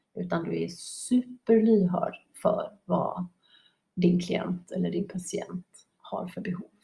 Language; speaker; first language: Swedish; native; Swedish